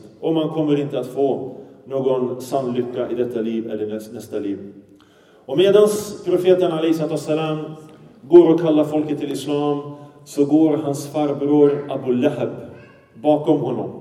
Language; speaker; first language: Swedish; early bilingual, other home language; Arabic